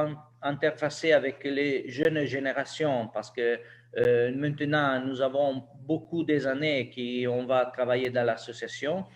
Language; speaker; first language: French; non-native, learner; Italian